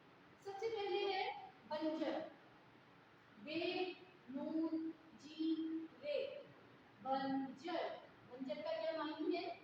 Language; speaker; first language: Urdu; native; Urdu